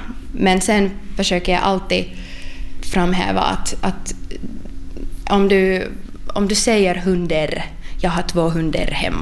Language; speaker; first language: Swedish; non-native, local second language; Finnish